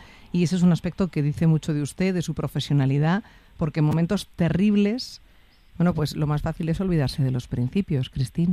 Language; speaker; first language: Spanish; native; Spanish